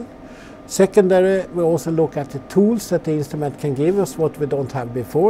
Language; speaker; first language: English; non-native, fluent; Swedish